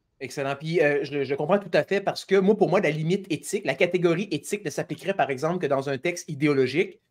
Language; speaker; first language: French; native; French